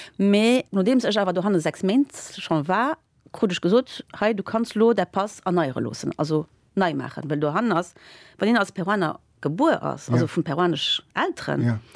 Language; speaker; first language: Luxembourgish; early bilingual, other home language; Spanish